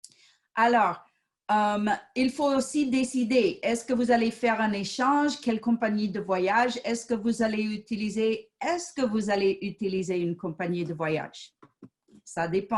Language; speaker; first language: French; non-native, fluent; English